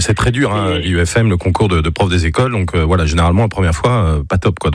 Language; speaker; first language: French; native; French